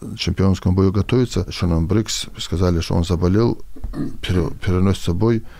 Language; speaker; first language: Russian; non-native, local second language; Avaric